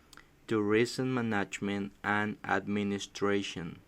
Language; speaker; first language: English; non-native, learner; Spanish